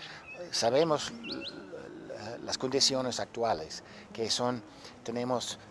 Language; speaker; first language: Spanish; non-native, fluent; English